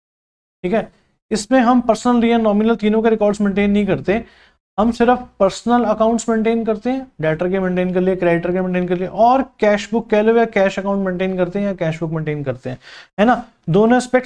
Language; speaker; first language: Hindi; native; Hindi